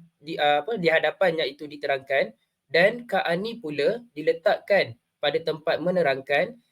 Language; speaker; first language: Malay; native; Malay